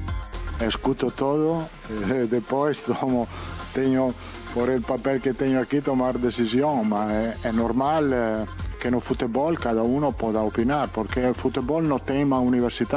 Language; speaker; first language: Portuguese; non-native, learner; Italian